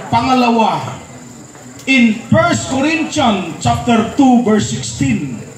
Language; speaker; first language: Filipino; non-native, local second language; Pampanga